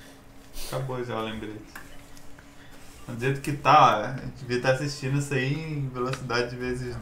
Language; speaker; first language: Portuguese; native; Portuguese